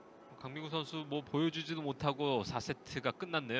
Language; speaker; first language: Korean; native; Korean